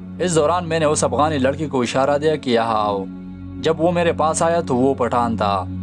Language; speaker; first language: Urdu; non-native, local second language; Pashto